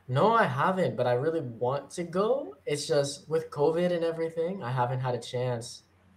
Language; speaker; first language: English; native; English